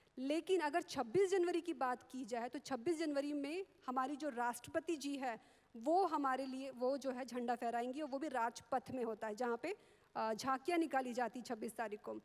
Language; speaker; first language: Hindi; non-native, local second language; Marathi